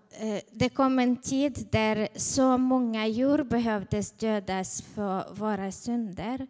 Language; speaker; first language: Swedish; non-native, fluent; Ukrainian